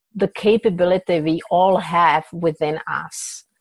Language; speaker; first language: English; non-native, fluent; Czech